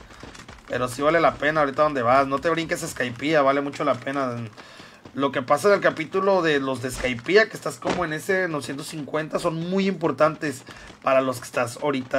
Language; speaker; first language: Spanish; native; Spanish